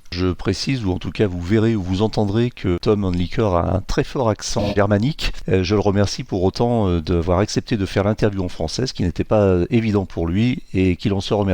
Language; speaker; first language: French; native; French